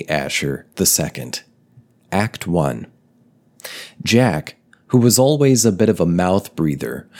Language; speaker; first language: English; native; English